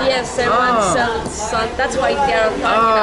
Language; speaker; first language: English; non-native, learner; Spanish